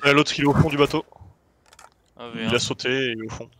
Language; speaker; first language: French; native; French